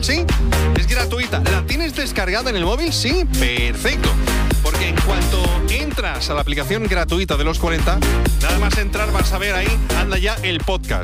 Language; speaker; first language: Spanish; native; Spanish